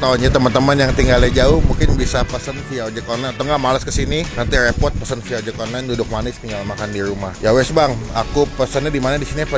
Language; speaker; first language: Indonesian; native; Indonesian